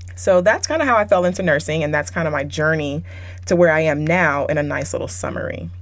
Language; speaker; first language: English; native; English